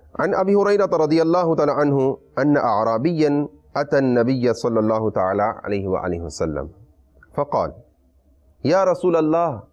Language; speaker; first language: Arabic; non-native, fluent; Urdu